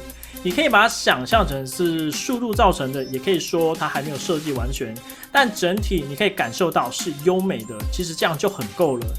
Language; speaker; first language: Chinese; native; Chinese